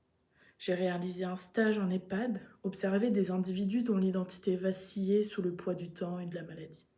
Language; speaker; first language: French; native; French